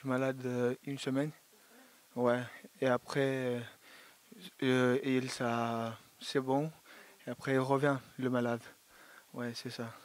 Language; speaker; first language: French; non-native, learner; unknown